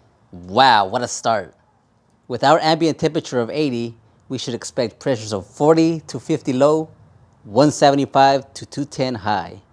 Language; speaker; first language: English; native; English